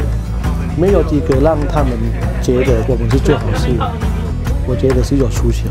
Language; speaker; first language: Chinese; non-native, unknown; Thai